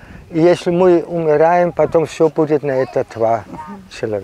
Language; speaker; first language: Russian; non-native, learner; German